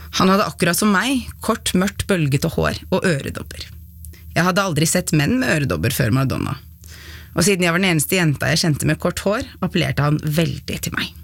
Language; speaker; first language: Norwegian; early bilingual, other home language; Arabic